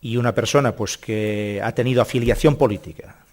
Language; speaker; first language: Spanish; non-native, local second language; Catalan